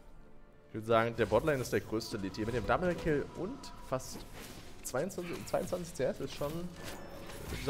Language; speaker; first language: German; native; German